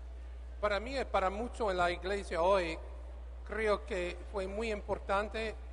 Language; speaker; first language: Spanish; non-native, learner; English